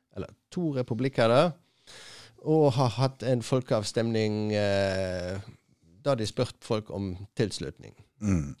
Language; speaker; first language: Norwegian; non-native, fluent; German